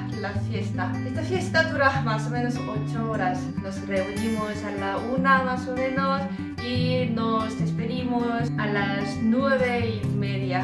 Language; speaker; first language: Spanish; non-native, learner; Korean